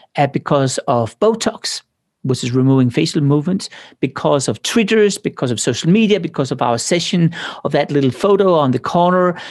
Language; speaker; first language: English; non-native, fluent; Danish